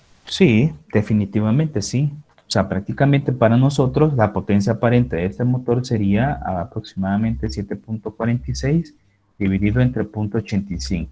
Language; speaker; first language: Spanish; native; Spanish